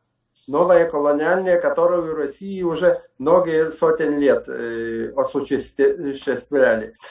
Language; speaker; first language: Russian; non-native, fluent; Lithuanian